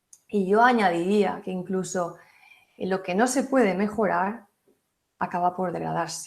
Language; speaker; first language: Spanish; native; Spanish